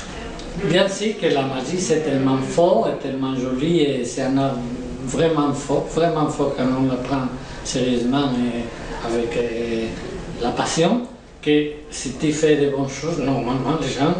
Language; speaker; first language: French; non-native, learner; Spanish